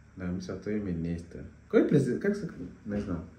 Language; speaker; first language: Bulgarian; non-native, learner; Portuguese